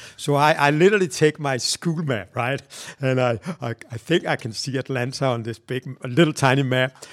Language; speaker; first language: English; non-native, fluent; Danish